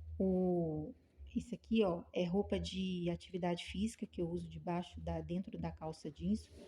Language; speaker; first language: Portuguese; native; Portuguese